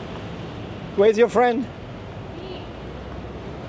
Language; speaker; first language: English; non-native, fluent; French